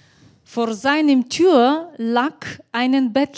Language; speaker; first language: German; non-native, fluent; Bulgarian